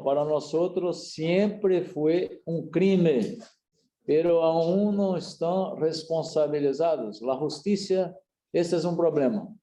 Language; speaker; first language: Spanish; non-native, learner; Portuguese